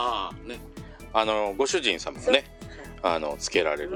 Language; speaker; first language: Japanese; native; Japanese